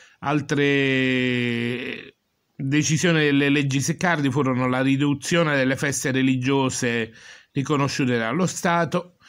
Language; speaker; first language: Italian; native; Italian